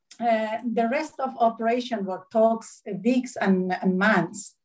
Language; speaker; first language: English; non-native, learner; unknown